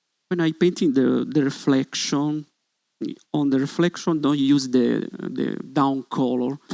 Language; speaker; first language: English; non-native, learner; Italian